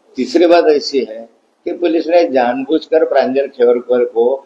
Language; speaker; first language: Hindi; non-native, local second language; Marathi